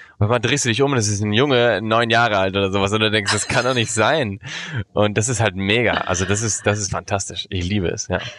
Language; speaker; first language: German; early bilingual, heritage; Spanish